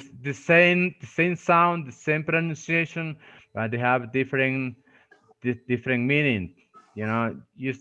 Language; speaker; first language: English; non-native, fluent; Spanish